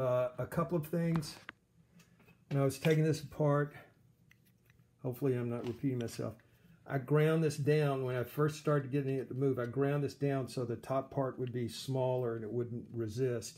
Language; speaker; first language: English; native; English